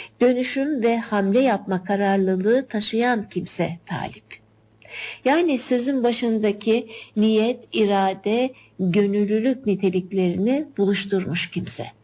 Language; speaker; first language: Turkish; native; Turkish